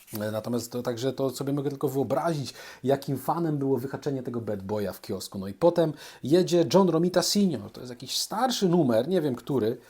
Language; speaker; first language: Polish; native; Polish